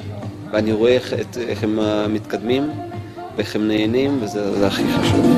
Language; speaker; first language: Hebrew; non-native, fluent; Russian